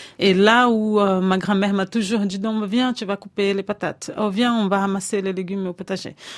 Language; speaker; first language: French; non-native, fluent; Portuguese